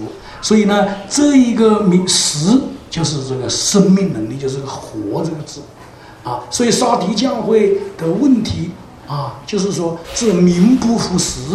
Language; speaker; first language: Chinese; native; Chinese